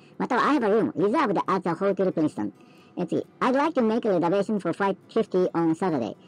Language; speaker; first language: English; non-native, fluent; Japanese